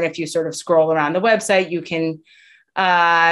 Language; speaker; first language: English; native; English